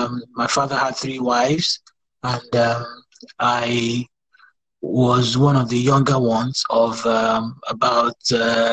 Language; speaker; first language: English; non-native, local second language; Yoruba